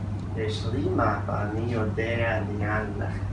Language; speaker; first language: Hebrew; non-native, learner; English